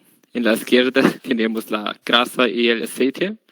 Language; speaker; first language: Spanish; non-native, learner; German